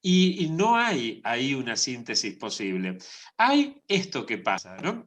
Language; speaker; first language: Spanish; native; Spanish